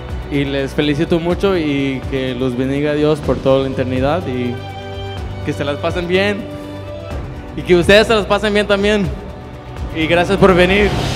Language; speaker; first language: Spanish; early bilingual, heritage; Spanish